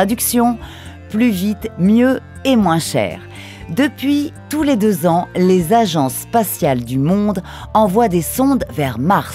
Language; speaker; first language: French; native; French